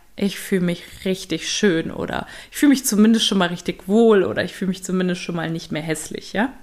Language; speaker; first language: German; native; German